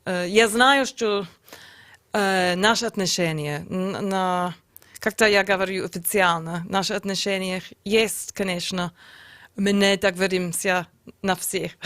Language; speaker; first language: Russian; non-native, learner; English